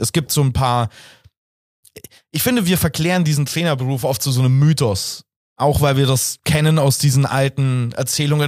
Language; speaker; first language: German; native; German